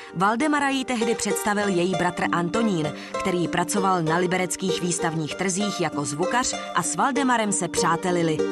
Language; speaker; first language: Czech; native; Czech